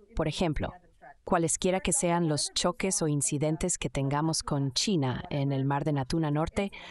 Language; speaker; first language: Spanish; non-native, fluent; Indonesian